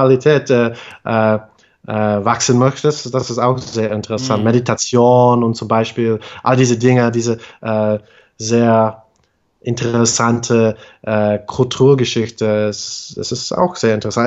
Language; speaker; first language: German; non-native, fluent; English